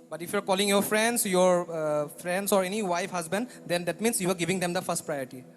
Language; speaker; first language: English; non-native, local second language; Assamese